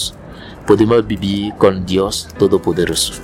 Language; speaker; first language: Spanish; non-native, learner; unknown